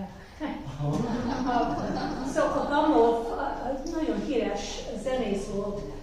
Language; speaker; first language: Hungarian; early bilingual, heritage; Hungarian